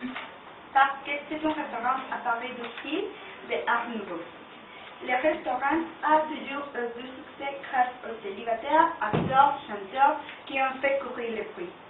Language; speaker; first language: French; non-native, learner; Spanish